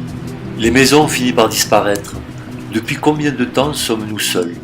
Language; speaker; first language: French; native; French